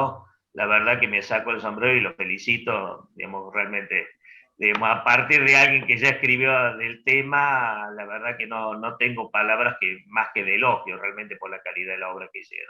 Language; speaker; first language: Spanish; native; Spanish